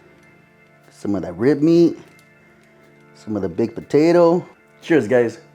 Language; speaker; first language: English; native; English